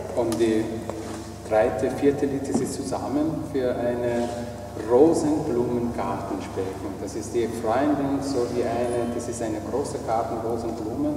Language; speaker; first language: German; non-native, learner; Persian